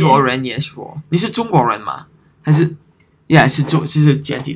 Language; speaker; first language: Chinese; non-native, learner; German